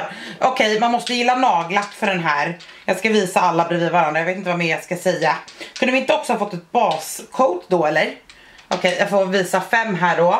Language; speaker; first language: Swedish; native; Swedish